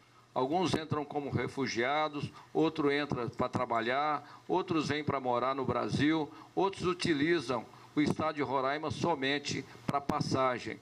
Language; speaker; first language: Portuguese; native; Portuguese